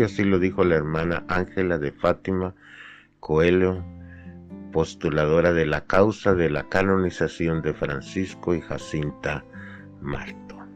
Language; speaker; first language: Spanish; native; Spanish